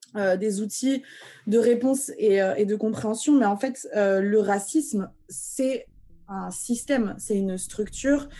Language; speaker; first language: French; early bilingual, other home language; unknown